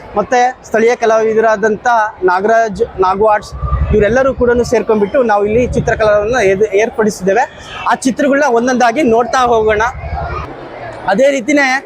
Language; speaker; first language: Kannada; native; Kannada